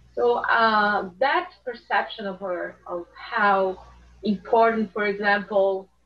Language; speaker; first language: English; non-native, fluent; Portuguese